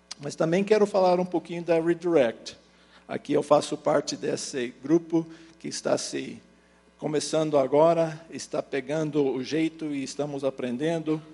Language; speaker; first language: Portuguese; early bilingual, other home language; English